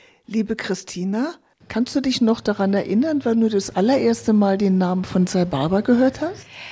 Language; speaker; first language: German; native; German